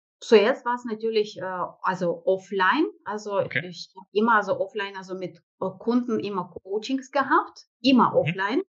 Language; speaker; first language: German; non-native, fluent; Russian